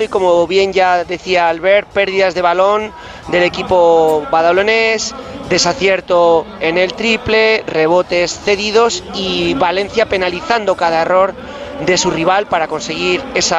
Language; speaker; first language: Spanish; native; Spanish